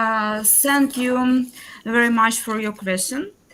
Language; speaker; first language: English; non-native, learner; Ukrainian